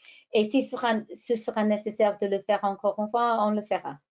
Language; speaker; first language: French; non-native, fluent; English